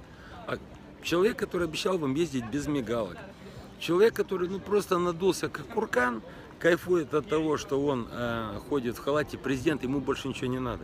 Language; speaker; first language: Russian; native; Russian